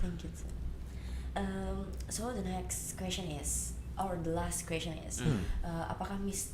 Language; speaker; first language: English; non-native, learner; Indonesian